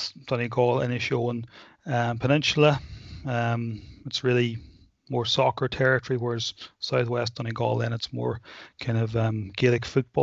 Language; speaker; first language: English; native; English